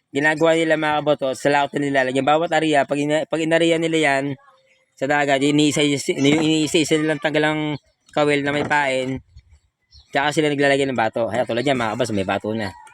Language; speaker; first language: Filipino; native; Filipino